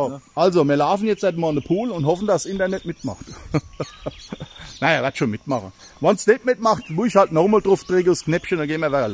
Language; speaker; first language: German; native; German